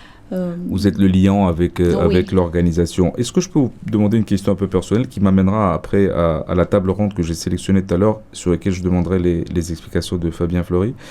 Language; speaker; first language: French; native; French